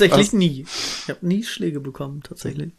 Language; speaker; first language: German; native; German